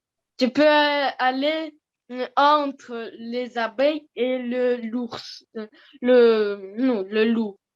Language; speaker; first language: French; non-native, learner; Russian